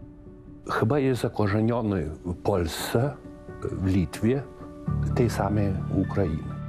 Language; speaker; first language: Polish; non-native, fluent; Lithuanian